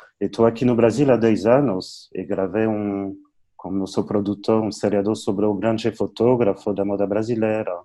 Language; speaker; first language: Portuguese; non-native, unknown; French